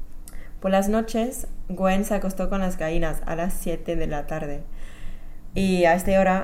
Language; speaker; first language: Spanish; non-native, fluent; English